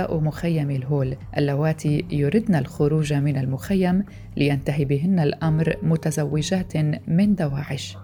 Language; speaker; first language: Arabic; native; Arabic